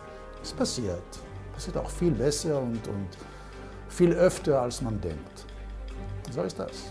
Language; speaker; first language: German; non-native, fluent; Hebrew